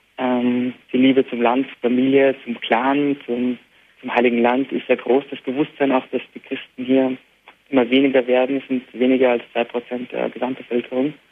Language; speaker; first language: German; early bilingual, heritage; Arabic